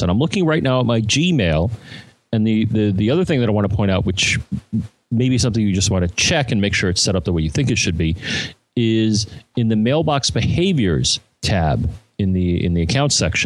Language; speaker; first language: English; native; English